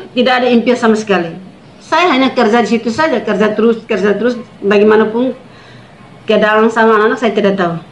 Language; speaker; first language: Indonesian; non-native, local second language; Tetum